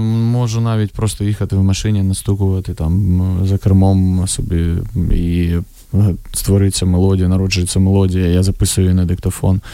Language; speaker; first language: Ukrainian; non-native, local second language; Russian